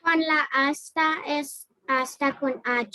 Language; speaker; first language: Spanish; non-native, learner; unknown